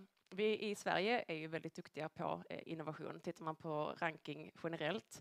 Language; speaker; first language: Swedish; native; Swedish